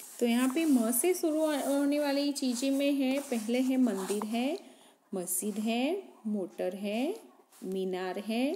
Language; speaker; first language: Hindi; non-native, local second language; Gujarati